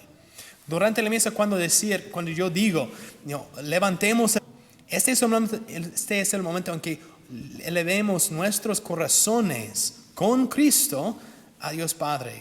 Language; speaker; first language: Spanish; non-native, fluent; English